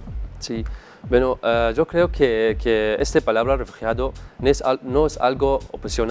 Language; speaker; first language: Spanish; non-native, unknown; Arabic